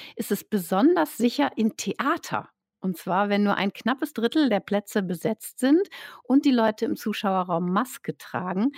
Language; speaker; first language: German; native; German